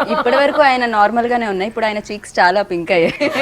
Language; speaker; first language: Telugu; native; Telugu